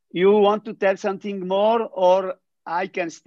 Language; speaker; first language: English; non-native, fluent; Italian